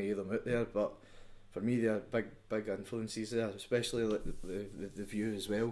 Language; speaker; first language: English; native; English